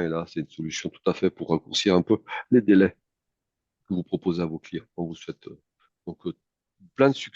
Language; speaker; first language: French; native; French